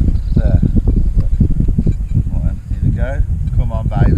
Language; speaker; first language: English; native; English